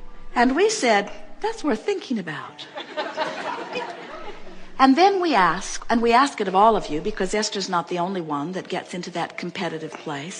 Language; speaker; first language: English; native; English